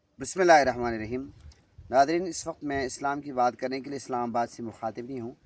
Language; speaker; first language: Urdu; non-native, local second language; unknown